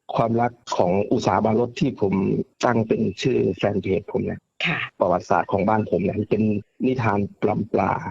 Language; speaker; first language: Thai; native; Thai